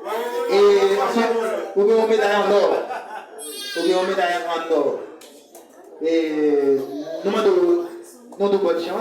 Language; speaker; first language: French; non-native, learner; Haitian Creole